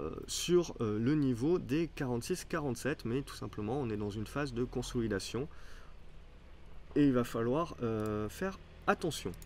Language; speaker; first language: French; native; French